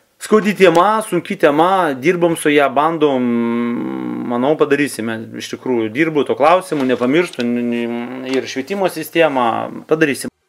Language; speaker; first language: Lithuanian; non-native, local second language; Russian